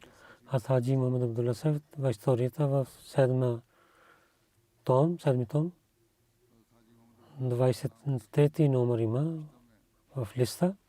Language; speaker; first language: Bulgarian; non-native, learner; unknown